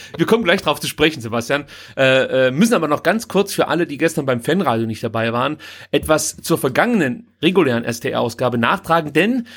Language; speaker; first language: German; native; German